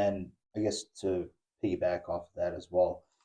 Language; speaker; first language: English; native; English